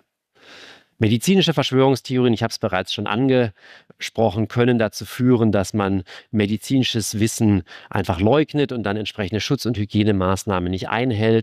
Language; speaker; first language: German; native; German